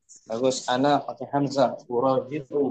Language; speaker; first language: Indonesian; native; Indonesian